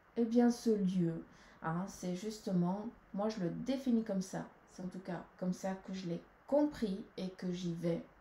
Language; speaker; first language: French; native; French